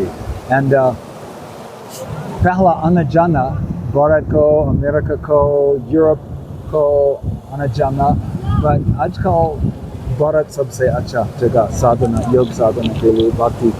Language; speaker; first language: Hindi; non-native, learner; English